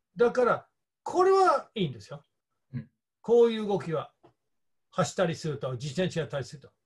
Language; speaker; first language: Japanese; non-native, fluent; English